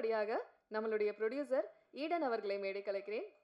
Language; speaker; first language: Tamil; native; Tamil